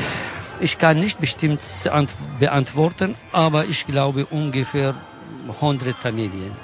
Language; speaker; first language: German; non-native, local second language; Kurdish